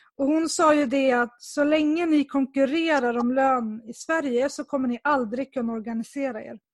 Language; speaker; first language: Swedish; native; Swedish